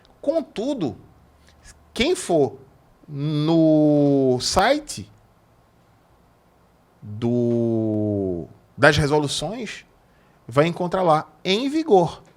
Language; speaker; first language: Portuguese; native; Portuguese